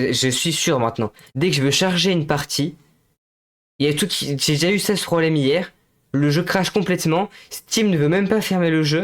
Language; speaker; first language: French; native; French